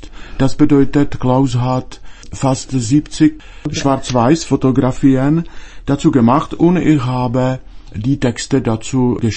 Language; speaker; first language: German; non-native, fluent; Czech